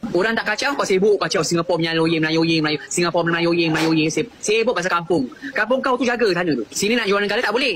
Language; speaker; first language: Malay; native; Malay